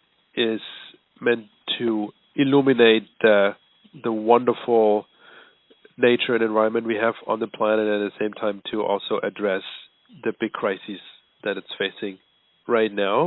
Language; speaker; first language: English; non-native, fluent; German